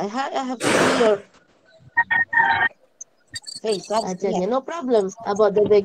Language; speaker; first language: English; non-native, learner; Indonesian